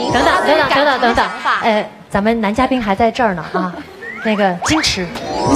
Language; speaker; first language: Chinese; native; Chinese